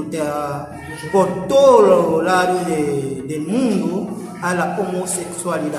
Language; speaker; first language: Spanish; non-native, learner; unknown